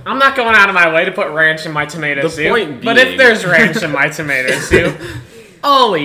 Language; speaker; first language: English; native; English